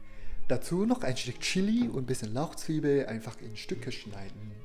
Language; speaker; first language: German; non-native, fluent; Chinese